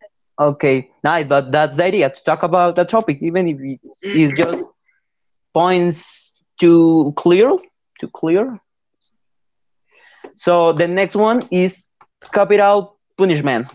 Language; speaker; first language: English; non-native, learner; Spanish